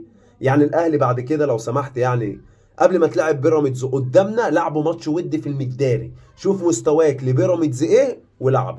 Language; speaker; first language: Arabic; native; Arabic